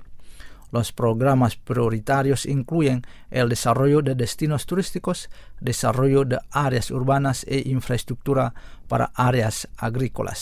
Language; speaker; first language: Spanish; non-native, fluent; Indonesian